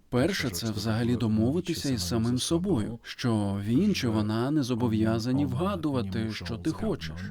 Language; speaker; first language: Ukrainian; non-native, fluent; Polish